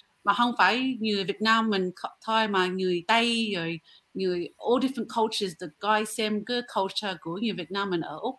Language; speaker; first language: Vietnamese; early bilingual, heritage; Vietnamese